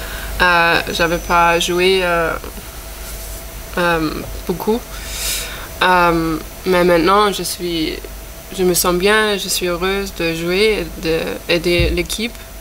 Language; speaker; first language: French; non-native, fluent; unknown